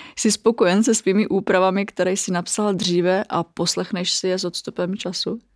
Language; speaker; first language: Czech; native; Czech